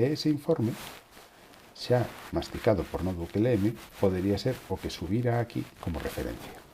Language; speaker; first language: Spanish; native; Spanish